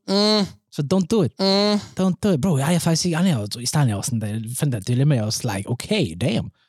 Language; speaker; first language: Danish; early bilingual, other home language; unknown